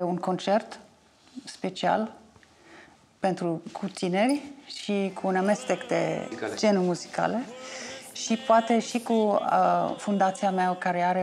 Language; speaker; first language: Romanian; non-native, fluent; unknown